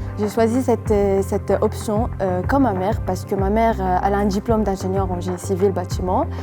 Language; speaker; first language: French; non-native, local second language; Arabic